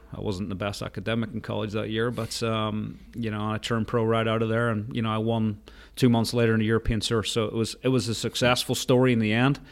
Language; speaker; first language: English; native; English